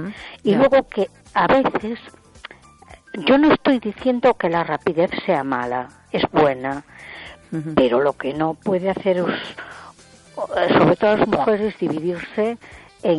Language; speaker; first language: Spanish; native; Spanish